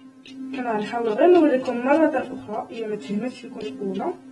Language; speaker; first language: Arabic; native; Arabic